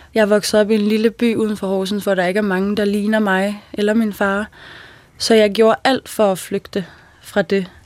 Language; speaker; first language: Danish; early bilingual, other home language; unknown